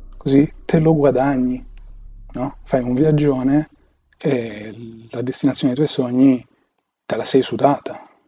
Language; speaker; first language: Italian; native; Italian